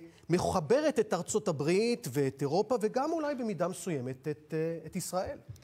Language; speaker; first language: Hebrew; native; Hebrew